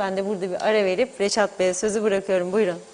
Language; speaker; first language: Turkish; native; Turkish